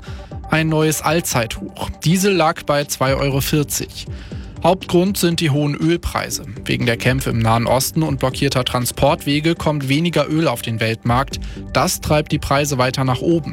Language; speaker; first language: German; native; German